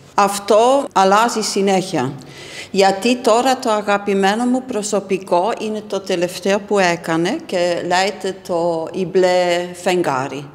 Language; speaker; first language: Greek; non-native, fluent; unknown